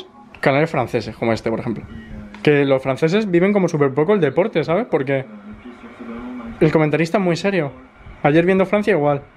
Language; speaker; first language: Spanish; native; Spanish